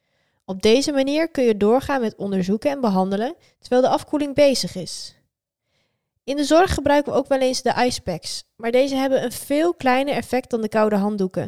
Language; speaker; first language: Dutch; native; Dutch